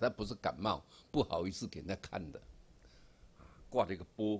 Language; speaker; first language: Chinese; native; Chinese